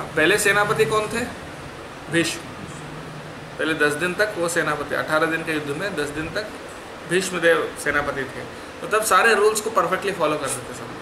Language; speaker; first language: Hindi; non-native, local second language; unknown